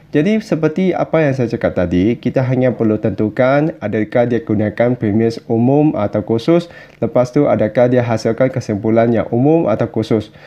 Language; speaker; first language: Malay; non-native, local second language; Chinese